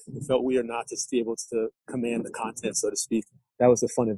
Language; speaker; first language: English; native; English